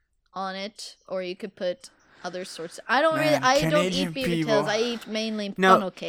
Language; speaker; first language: English; native; English